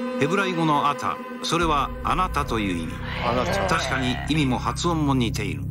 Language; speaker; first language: Japanese; native; Japanese